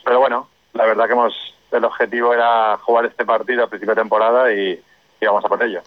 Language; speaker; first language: Spanish; non-native, local second language; Catalan